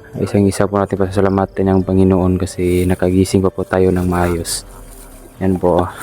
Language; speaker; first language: Filipino; non-native, local second language; Cebuano